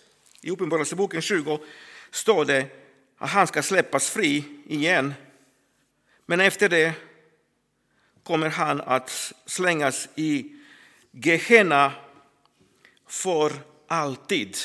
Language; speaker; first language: Swedish; non-native, fluent; Croatian